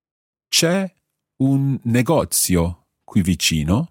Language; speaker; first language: Italian; non-native, fluent; English